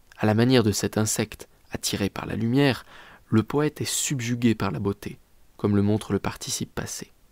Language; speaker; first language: French; native; French